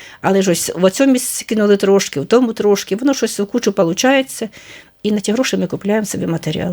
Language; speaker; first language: Ukrainian; native; Ukrainian